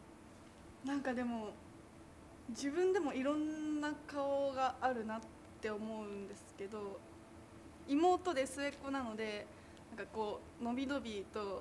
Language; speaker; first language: Japanese; native; Japanese